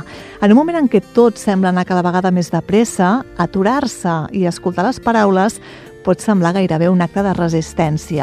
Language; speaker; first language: Catalan; native; Catalan